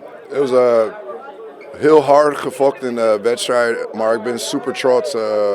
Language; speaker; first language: Dutch; non-native, learner; English